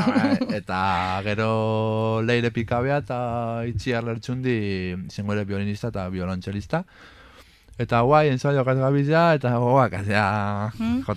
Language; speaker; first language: Basque; native; Basque